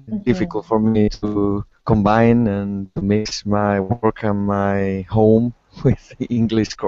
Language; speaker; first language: English; non-native, learner; Spanish